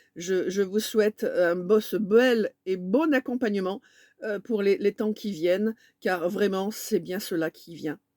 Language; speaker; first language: French; native; French